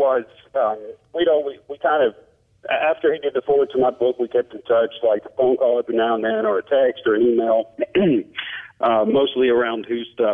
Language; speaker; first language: English; native; English